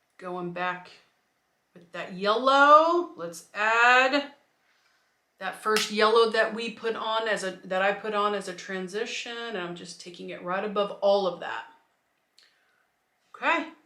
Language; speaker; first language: English; native; English